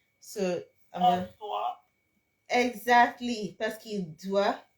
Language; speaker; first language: French; non-native, fluent; English